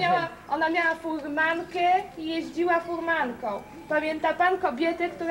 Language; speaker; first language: Polish; native; Polish